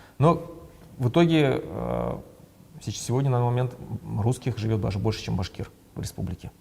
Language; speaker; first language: Russian; non-native, local second language; Bashkir